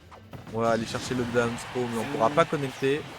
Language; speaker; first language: French; native; French